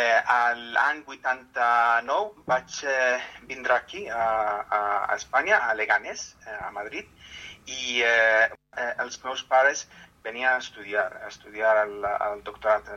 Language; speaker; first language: Catalan; non-native, fluent; Arabic